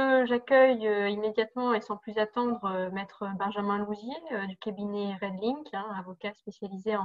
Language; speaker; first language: French; native; French